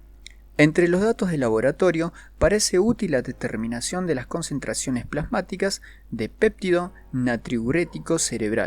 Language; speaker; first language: Spanish; native; Spanish